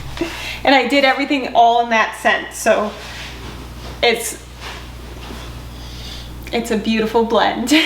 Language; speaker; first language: English; native; English